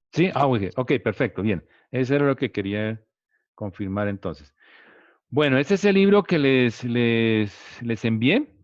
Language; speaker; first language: Spanish; native; Spanish